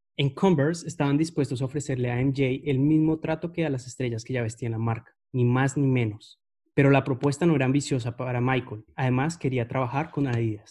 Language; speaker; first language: Spanish; native; Spanish